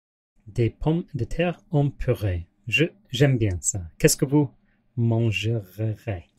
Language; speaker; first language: French; non-native, learner; English